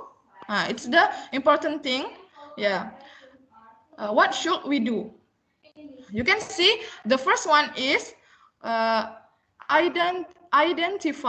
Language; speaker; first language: English; non-native, learner; Indonesian